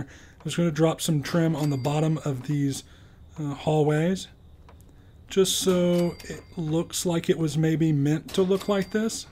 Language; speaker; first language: English; native; English